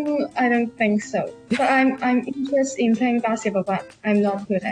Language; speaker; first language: English; non-native, local second language; Cantonese